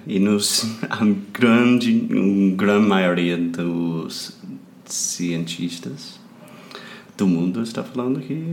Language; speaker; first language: Portuguese; non-native, fluent; English